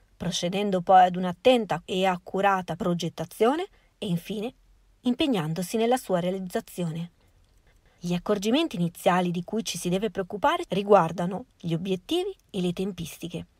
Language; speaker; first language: Italian; native; Italian